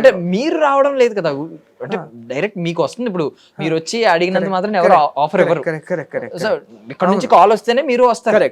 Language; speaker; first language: Telugu; native; Telugu